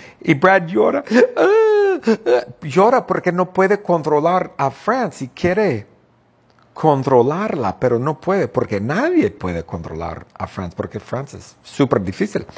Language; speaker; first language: Spanish; non-native, fluent; English